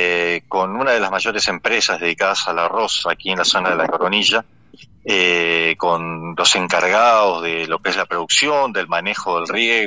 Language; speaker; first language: Spanish; native; Spanish